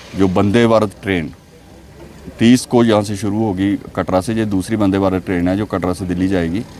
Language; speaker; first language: Hindi; native; Hindi